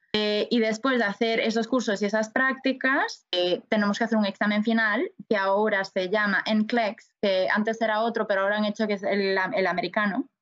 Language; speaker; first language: Spanish; native; Spanish